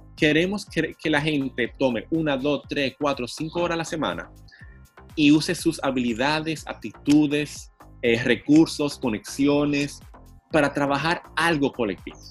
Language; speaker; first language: Spanish; native; Spanish